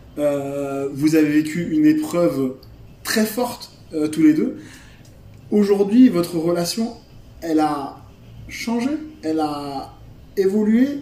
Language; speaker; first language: French; native; French